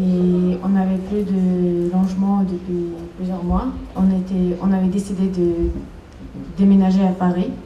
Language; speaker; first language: French; non-native, fluent; Chechen